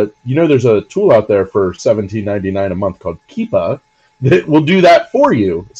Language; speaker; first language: English; native; English